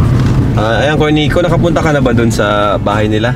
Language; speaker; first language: Filipino; native; Filipino